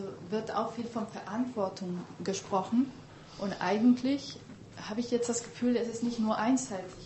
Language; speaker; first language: German; non-native, fluent; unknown